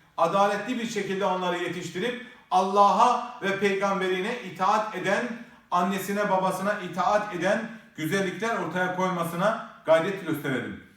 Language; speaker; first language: Turkish; native; Turkish